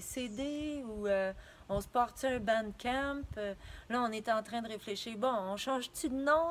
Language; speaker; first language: French; native; French